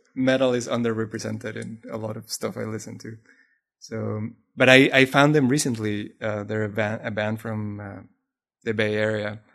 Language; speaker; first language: English; non-native, fluent; Spanish